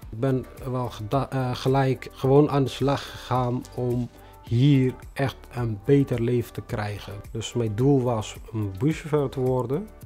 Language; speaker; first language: Dutch; non-native, fluent; Tigrinya